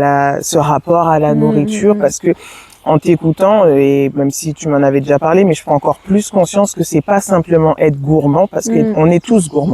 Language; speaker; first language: French; native; French